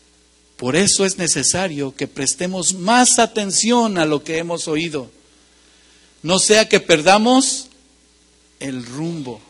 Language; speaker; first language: Spanish; native; Spanish